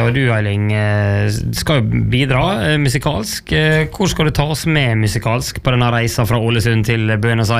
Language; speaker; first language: Norwegian; native; Norwegian